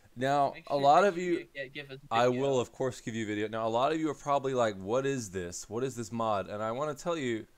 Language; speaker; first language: English; native; English